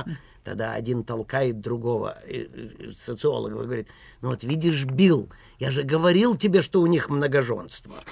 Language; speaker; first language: Russian; native; Russian